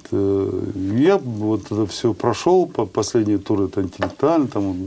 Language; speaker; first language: Russian; non-native, local second language; Kazakh